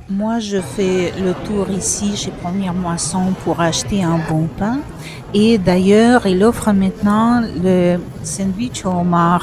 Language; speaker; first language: French; non-native, fluent; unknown